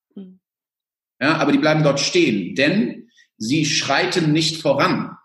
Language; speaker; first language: German; early bilingual, other home language; Spanish